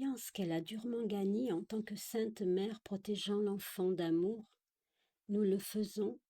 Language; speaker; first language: French; native; French